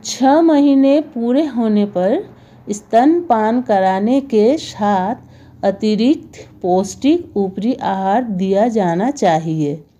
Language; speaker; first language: Hindi; non-native, local second language; Bangla